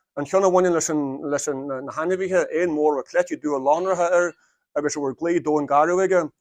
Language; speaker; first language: Irish; native; Irish